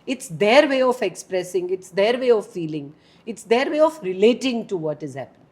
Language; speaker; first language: English; non-native, local second language; Gujarati